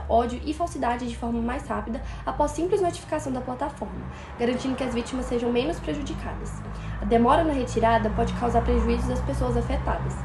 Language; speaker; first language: Portuguese; native; Portuguese